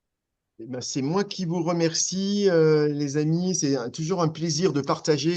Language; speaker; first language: French; native; French